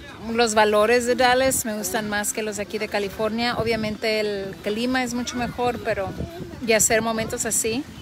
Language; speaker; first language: Spanish; early bilingual, heritage; Spanish